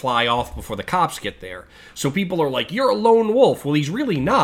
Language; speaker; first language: English; native; English